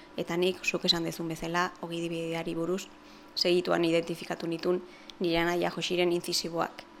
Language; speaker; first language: Basque; native; Basque